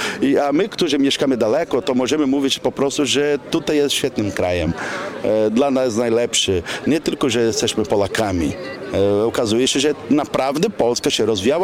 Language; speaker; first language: Polish; non-native, fluent; Portuguese